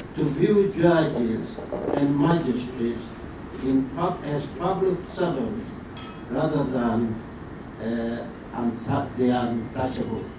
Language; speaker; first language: English; non-native, local second language; Kikuyu